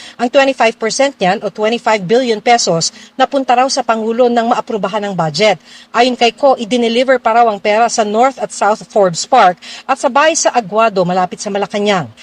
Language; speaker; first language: Filipino; native; Filipino